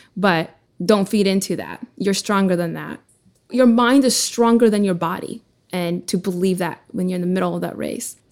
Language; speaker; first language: English; early bilingual, other home language; Russian